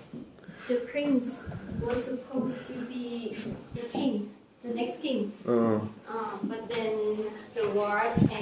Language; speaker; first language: English; non-native, fluent; Vietnamese